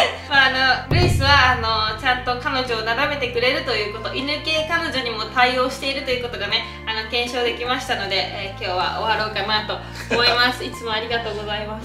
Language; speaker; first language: Japanese; native; Japanese